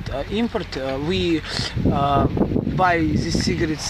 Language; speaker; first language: English; non-native, learner; Russian